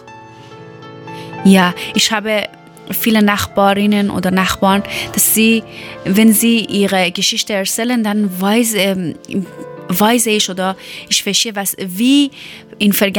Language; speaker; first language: German; non-native, learner; Persian